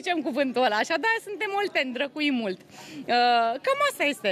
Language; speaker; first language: Romanian; native; Romanian